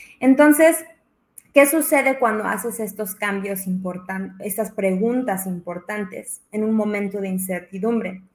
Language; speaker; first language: Spanish; early bilingual, heritage; Spanish